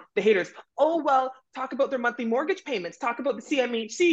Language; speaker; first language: English; native; English